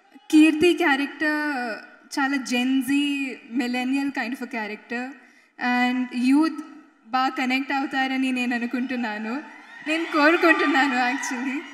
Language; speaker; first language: Telugu; non-native, fluent; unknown